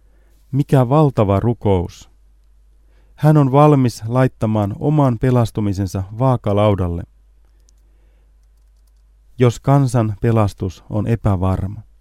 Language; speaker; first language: Finnish; native; Finnish